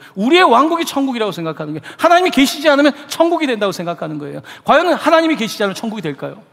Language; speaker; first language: Korean; native; Korean